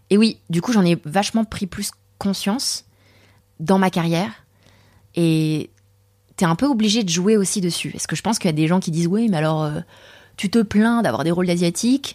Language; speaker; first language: French; native; French